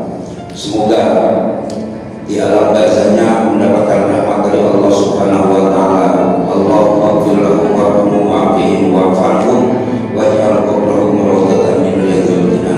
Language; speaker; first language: Indonesian; native; Indonesian